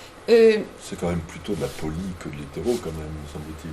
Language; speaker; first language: French; native; French